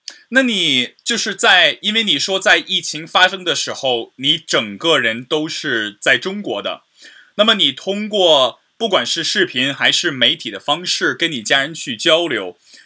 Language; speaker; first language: Chinese; native; Chinese